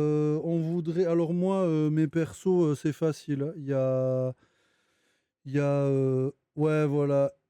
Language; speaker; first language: French; native; French